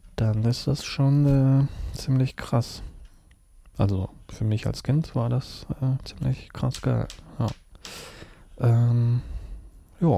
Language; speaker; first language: German; early bilingual, other home language; Russian